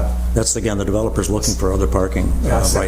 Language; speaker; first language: English; native; English